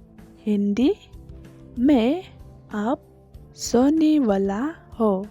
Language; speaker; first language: Hindi; non-native, learner; Khasi